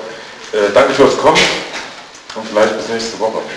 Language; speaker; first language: German; native; German